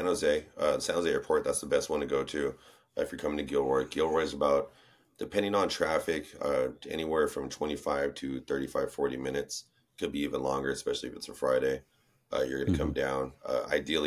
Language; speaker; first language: English; native; English